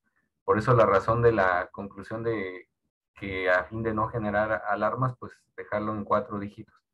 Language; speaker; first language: Spanish; native; Spanish